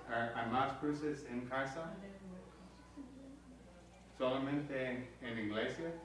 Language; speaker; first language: Spanish; non-native, learner; English